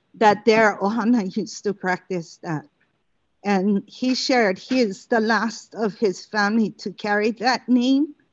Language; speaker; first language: English; native; English